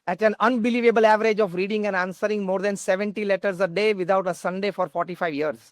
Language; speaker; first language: English; non-native, local second language; Gujarati